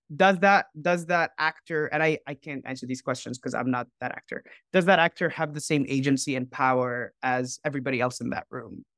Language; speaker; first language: English; non-native, fluent; Arabic